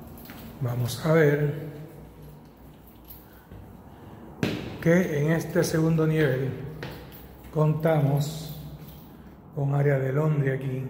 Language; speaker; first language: Spanish; native; Spanish